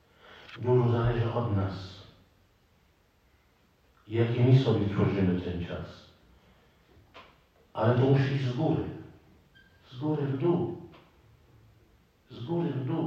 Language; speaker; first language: Polish; non-native, fluent; Arabic